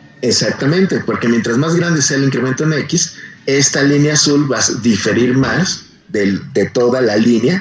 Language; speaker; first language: Spanish; native; Spanish